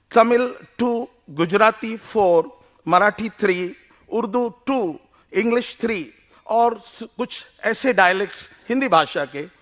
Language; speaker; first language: Hindi; non-native, local second language; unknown